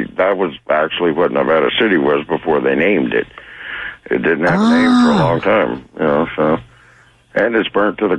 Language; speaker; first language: English; native; English